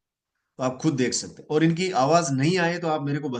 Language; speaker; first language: Hindi; native; Hindi